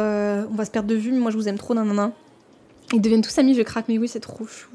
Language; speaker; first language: French; native; French